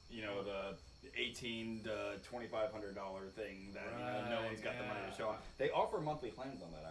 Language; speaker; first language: English; native; English